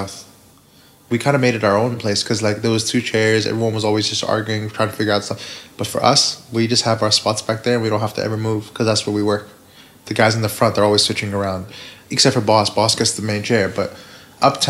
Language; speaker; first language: English; native; English